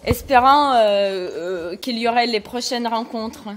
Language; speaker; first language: French; non-native, fluent; Russian